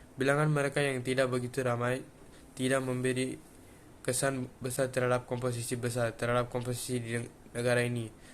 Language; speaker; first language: Malay; non-native, local second language; Tamil